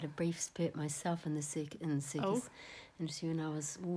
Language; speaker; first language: English; native; English